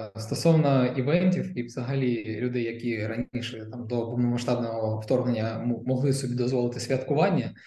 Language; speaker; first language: Ukrainian; non-native, local second language; Russian